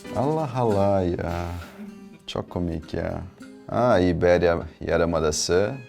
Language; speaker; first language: Turkish; non-native, learner; Portuguese